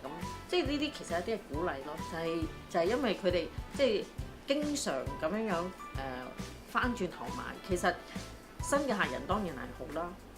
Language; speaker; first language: Cantonese; native; Cantonese